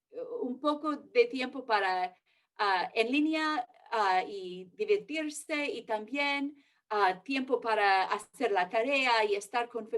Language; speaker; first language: Spanish; early bilingual, heritage; English